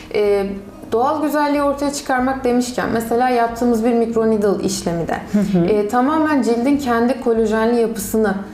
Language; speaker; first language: Turkish; native; Turkish